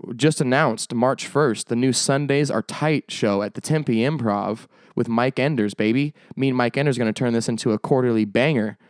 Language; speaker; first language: English; native; English